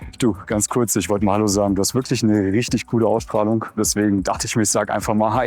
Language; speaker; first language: German; native; German